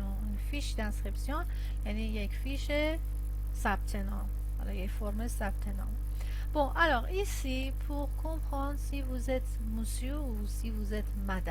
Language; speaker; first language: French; non-native, fluent; Persian